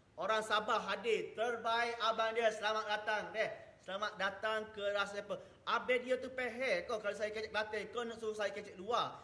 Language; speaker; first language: Malay; native; Malay